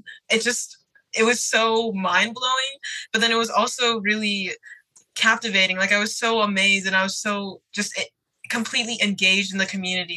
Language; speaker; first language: English; native; English